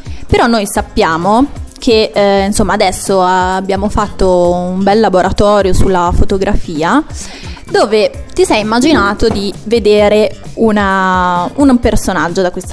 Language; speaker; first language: Italian; native; Italian